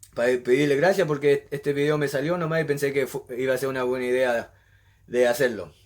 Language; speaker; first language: Spanish; early bilingual, heritage; Spanish